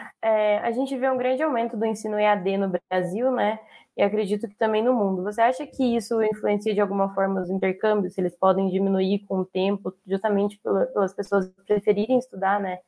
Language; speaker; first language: Portuguese; native; Portuguese